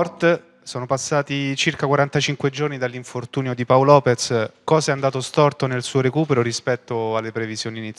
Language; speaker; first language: Italian; native; Italian